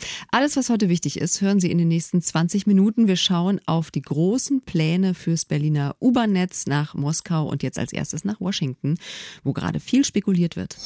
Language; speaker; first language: German; native; German